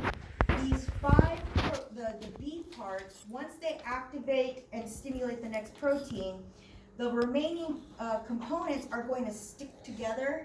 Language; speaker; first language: English; native; English